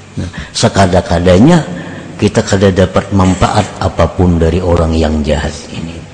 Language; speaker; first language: Indonesian; non-native, local second language; Banjar